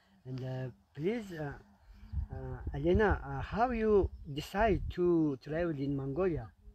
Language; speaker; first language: English; non-native, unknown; Mongolian